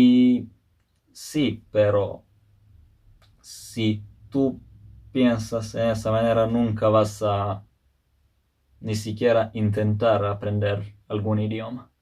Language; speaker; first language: Spanish; non-native, fluent; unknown